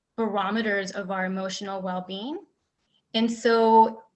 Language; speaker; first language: English; early bilingual, other home language; Spanish